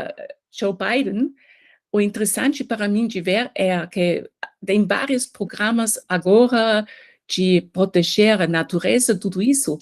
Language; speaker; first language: Portuguese; non-native, fluent; German